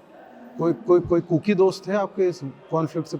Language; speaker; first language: Hindi; native; Hindi